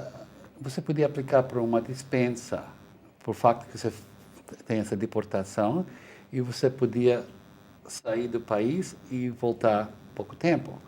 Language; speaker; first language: Portuguese; non-native, fluent; Spanish